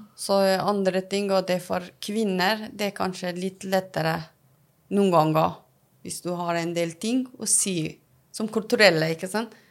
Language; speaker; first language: Norwegian; non-native, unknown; Persian